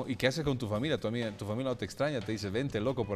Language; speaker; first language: Spanish; native; Spanish